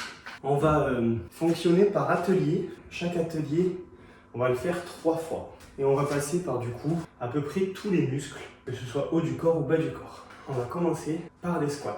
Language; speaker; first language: French; native; French